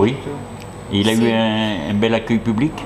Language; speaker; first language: French; native; French